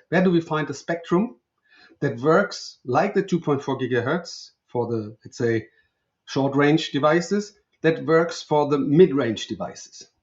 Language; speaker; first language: English; non-native, fluent; German